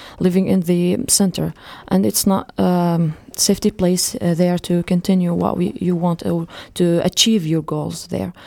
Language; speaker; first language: English; non-native, fluent; Arabic